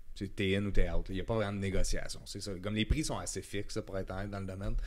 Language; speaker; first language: French; native; French